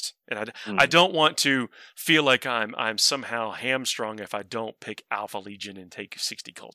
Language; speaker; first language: English; native; English